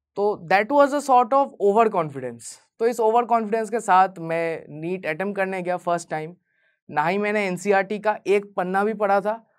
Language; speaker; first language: Hindi; non-native, local second language; Bangla